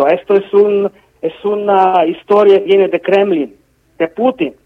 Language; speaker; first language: Spanish; non-native, fluent; Ukrainian